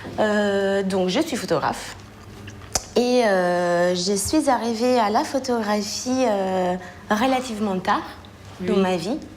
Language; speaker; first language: French; non-native, fluent; Italian